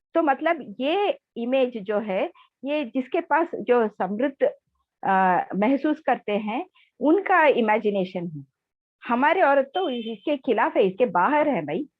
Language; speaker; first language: Hindi; non-native, local second language; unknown